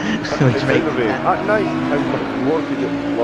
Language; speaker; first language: English; native; English